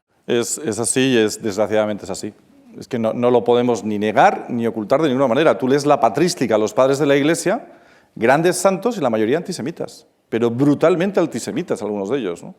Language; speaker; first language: Spanish; native; Spanish